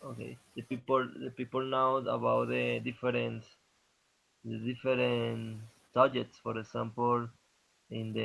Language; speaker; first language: English; non-native, learner; Spanish